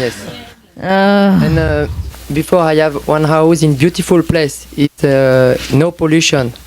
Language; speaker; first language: English; non-native, learner; French